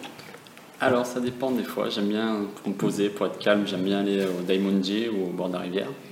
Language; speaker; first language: French; native; French